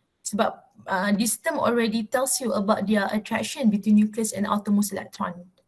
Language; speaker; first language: English; non-native, local second language; Malay